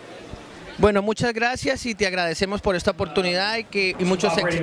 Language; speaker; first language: Spanish; native; Spanish